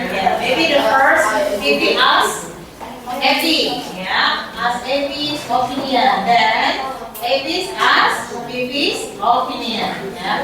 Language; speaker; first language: English; non-native, fluent; Indonesian